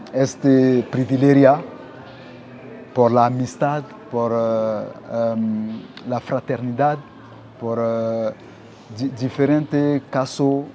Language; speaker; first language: Spanish; non-native, learner; French